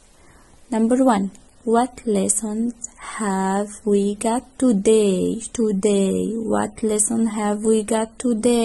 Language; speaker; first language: English; non-native, fluent; Arabic